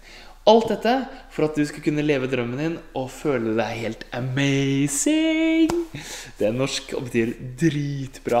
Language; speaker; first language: Norwegian; native; Norwegian